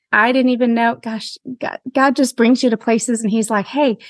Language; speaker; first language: English; native; English